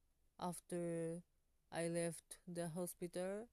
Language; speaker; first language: English; non-native, learner; Japanese